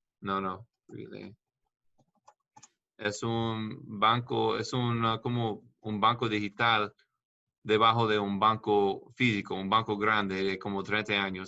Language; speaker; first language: Spanish; non-native, learner; English